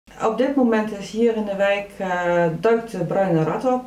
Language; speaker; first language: Dutch; native; Dutch